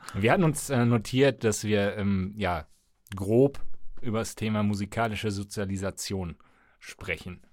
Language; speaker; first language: German; native; German